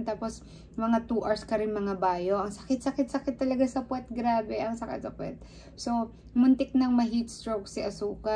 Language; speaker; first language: Filipino; non-native, local second language; Cebuano